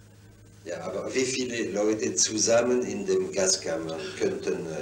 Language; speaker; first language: German; non-native, fluent; French